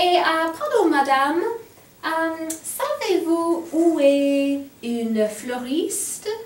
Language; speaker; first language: French; non-native, fluent; English